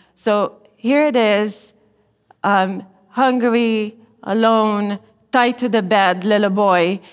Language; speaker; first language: English; non-native, fluent; Romanian